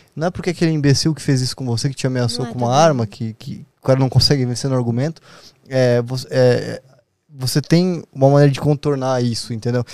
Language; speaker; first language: Portuguese; native; Portuguese